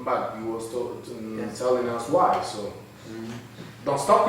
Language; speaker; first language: English; non-native, fluent; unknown